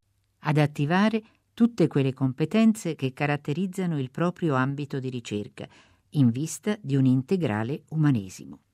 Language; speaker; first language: Italian; native; Italian